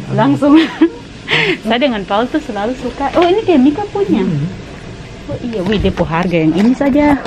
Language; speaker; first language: Indonesian; native; Indonesian